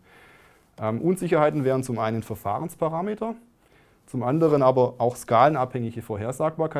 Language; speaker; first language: German; native; German